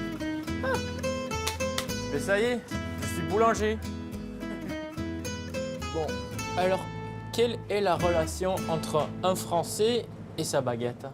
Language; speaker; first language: French; non-native, local second language; German